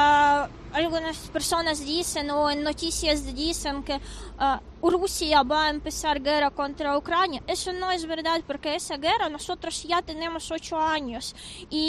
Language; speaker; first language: Spanish; non-native, fluent; Ukrainian